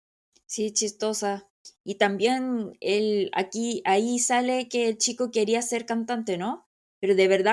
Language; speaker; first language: Spanish; non-native, fluent; Korean